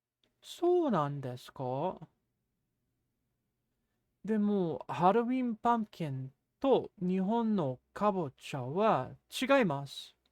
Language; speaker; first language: Japanese; non-native, fluent; English